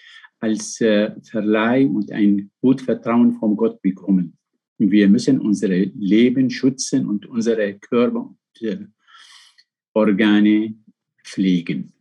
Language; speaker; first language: German; non-native, fluent; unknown